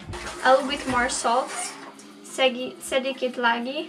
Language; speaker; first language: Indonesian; non-native, learner; Polish